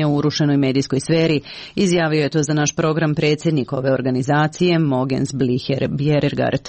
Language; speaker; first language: Serbian; native; Serbian